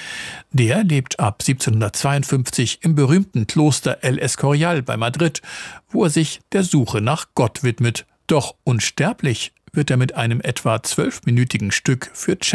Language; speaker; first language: German; native; German